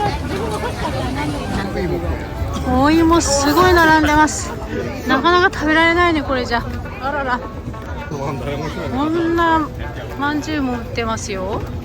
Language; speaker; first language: Japanese; native; Japanese